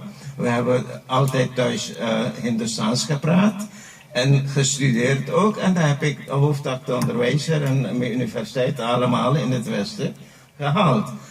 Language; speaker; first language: Dutch; non-native, local second language; Caribbean Hindustani